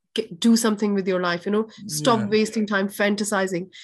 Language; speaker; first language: English; non-native, local second language; Urdu